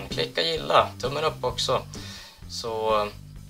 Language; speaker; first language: Swedish; native; Swedish